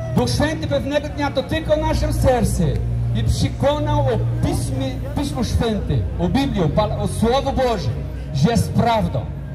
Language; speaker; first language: Polish; non-native, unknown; Portuguese